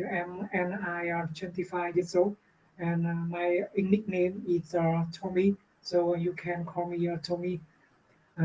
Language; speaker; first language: English; non-native, learner; Vietnamese